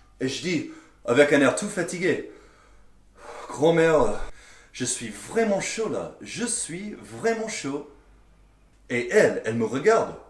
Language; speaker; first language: French; non-native, fluent; English